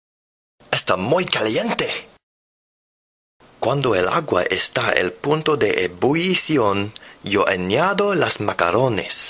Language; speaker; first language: Spanish; non-native, learner; English